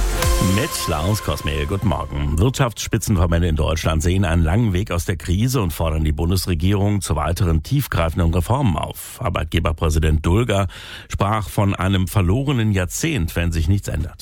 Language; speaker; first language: German; native; German